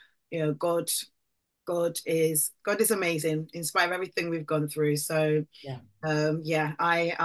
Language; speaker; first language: English; native; English